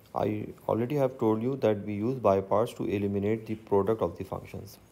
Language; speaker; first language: English; non-native, local second language; Urdu